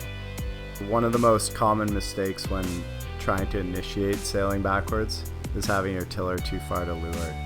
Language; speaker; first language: English; native; English